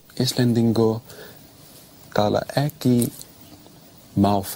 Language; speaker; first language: Icelandic; non-native, learner; English